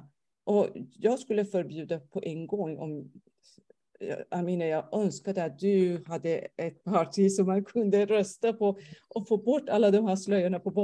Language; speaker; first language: Swedish; non-native, fluent; Persian